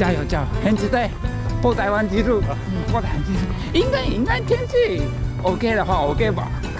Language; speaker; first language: Chinese; non-native, learner; Japanese